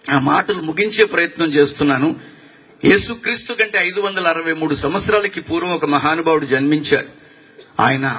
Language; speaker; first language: Telugu; non-native, local second language; Tamil